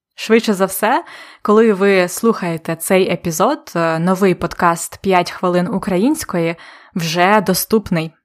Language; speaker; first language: Ukrainian; native; Ukrainian